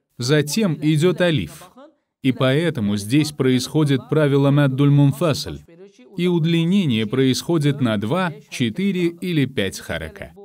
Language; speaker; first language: Russian; non-native, fluent; Azerbaijani